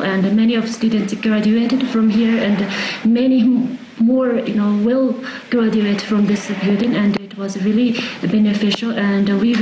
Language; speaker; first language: English; non-native, fluent; Tibetan